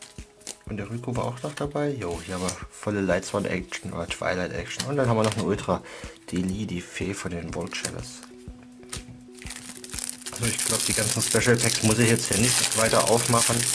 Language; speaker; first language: German; native; German